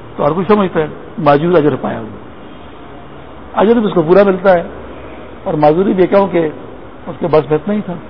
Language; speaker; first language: Urdu; non-native, local second language; Pashto